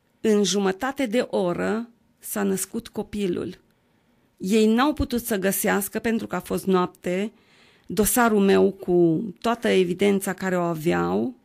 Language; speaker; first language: Romanian; native; Romanian